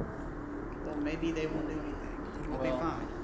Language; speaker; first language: English; native; English